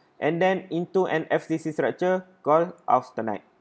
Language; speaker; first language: English; non-native, local second language; Malay